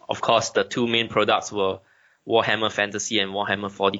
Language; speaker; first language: English; native; English